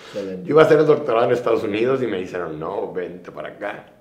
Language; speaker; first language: Spanish; native; Spanish